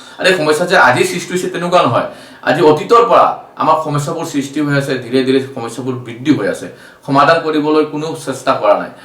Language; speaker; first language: Assamese; non-native, local second language; Bangla